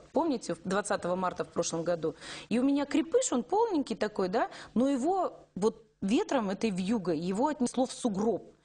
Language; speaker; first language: Russian; native; Russian